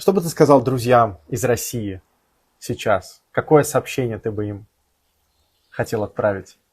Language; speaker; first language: Russian; non-native, learner; Portuguese